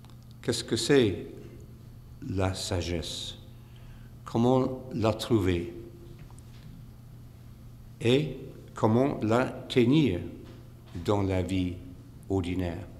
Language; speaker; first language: French; non-native, fluent; English